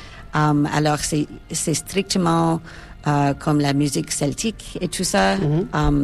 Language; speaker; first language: French; non-native, local second language; English